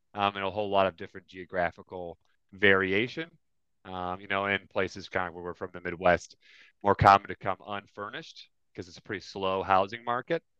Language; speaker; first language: English; native; English